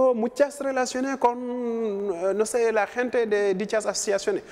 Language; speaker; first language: Spanish; non-native, fluent; Wolof